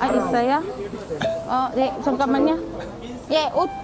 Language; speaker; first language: Korean; non-native, learner; Filipino